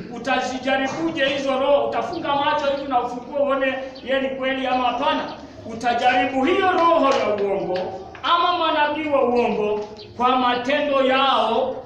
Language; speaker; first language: Swahili; non-native, local second language; Luyia